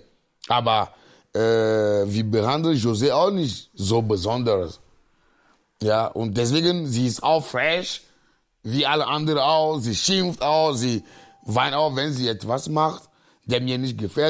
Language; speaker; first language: German; non-native, learner; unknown